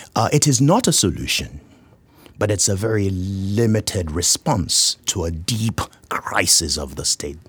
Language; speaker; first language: English; non-native, local second language; Yoruba